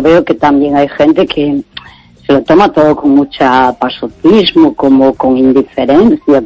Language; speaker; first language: Spanish; native; Spanish